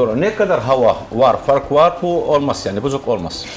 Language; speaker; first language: Turkish; non-native, learner; Arabic